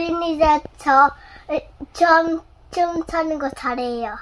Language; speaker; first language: Korean; early bilingual, other home language; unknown